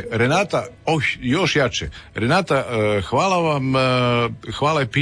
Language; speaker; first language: Serbian; native; Serbian